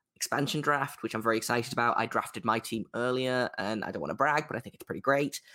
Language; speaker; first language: English; native; English